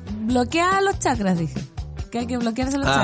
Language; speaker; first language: Spanish; native; Spanish